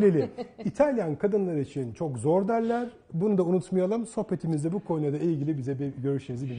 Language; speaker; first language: Turkish; native; Turkish